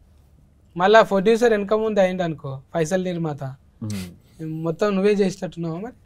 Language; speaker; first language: Telugu; native; Telugu